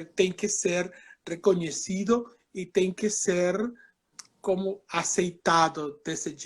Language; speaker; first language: Portuguese; non-native, fluent; Spanish